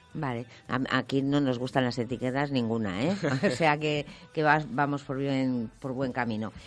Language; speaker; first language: Spanish; non-native, local second language; Catalan